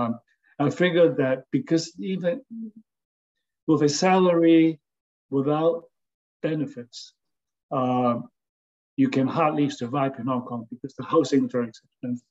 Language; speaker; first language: English; non-native, local second language; Cantonese